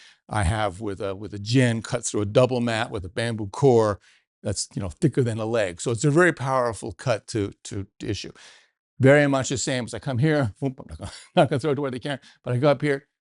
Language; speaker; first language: English; native; English